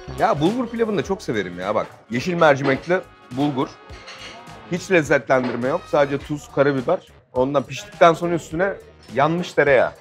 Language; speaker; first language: Turkish; native; Turkish